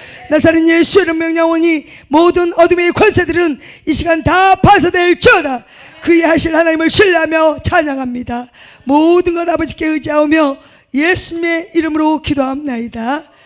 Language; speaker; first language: Korean; native; Korean